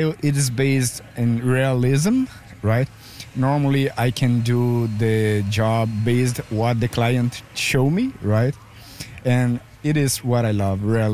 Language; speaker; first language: English; non-native, fluent; Portuguese